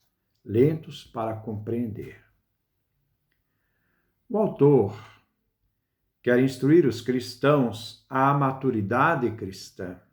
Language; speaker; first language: Portuguese; native; Portuguese